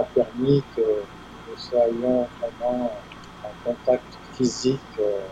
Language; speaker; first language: French; non-native, fluent; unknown